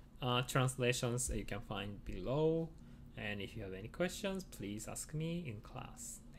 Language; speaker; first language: English; non-native, fluent; Japanese